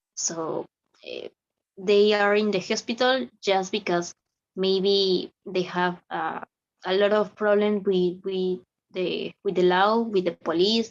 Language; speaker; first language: English; non-native, learner; Spanish